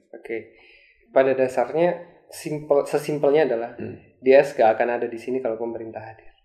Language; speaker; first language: Indonesian; native; Indonesian